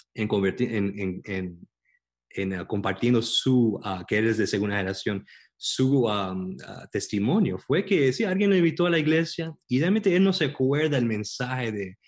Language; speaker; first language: Spanish; early bilingual, heritage; Spanish